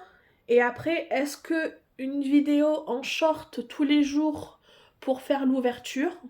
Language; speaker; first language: French; native; French